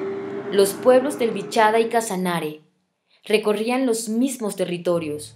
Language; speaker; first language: Spanish; native; Spanish